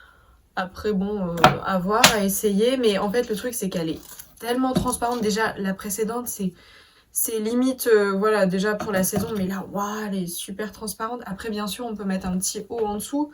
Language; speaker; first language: French; native; French